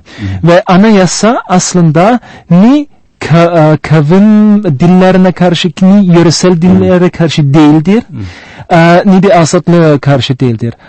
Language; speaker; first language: Turkish; non-native, fluent; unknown